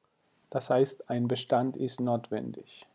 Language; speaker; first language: German; non-native, fluent; Spanish